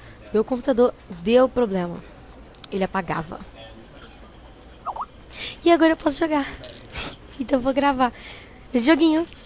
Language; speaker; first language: Portuguese; native; Portuguese